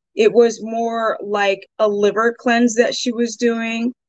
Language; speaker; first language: English; native; English